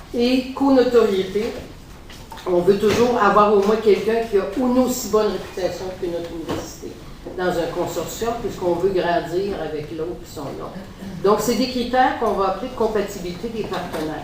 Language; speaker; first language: French; native; French